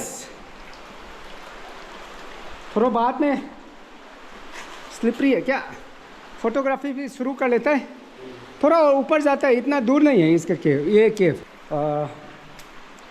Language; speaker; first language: Hindi; non-native, local second language; Khasi